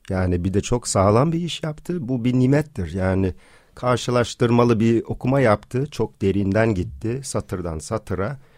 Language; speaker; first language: Turkish; non-native, fluent; English